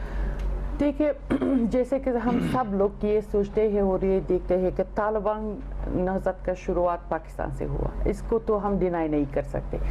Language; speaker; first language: Hindi; non-native, fluent; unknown